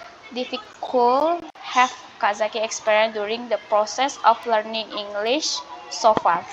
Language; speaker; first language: English; non-native, learner; Indonesian